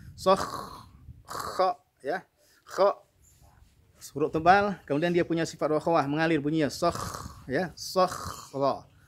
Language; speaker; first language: Malay; native; Malay